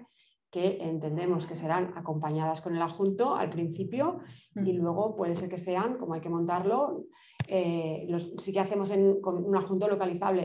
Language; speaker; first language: Spanish; native; Spanish